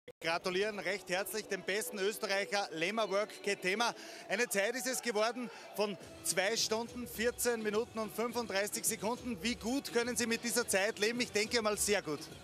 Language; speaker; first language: German; native; German